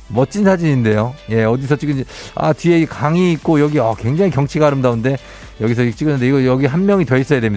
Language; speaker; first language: Korean; native; Korean